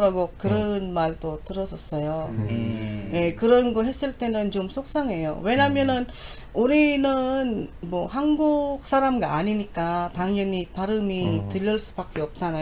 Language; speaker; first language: Korean; non-native, learner; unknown